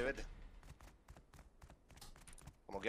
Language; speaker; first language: Spanish; native; Spanish